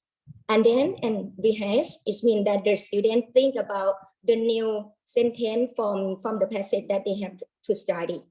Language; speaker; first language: English; non-native, learner; Thai